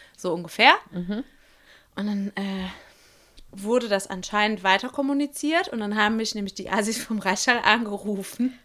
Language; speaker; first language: German; native; German